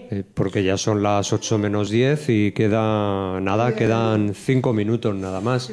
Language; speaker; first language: Spanish; native; Spanish